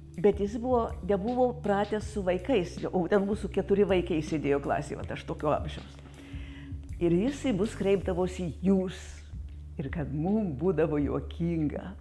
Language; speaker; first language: Lithuanian; early bilingual, heritage; Lithuanian